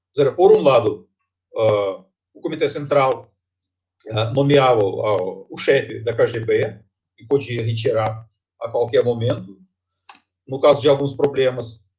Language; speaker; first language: Portuguese; non-native, fluent; Russian